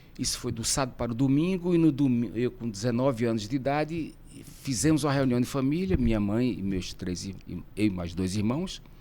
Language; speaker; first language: Portuguese; native; Portuguese